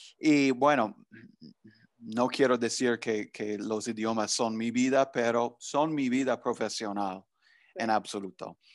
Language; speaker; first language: Spanish; non-native, fluent; English